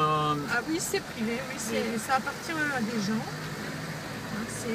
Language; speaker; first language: French; native; French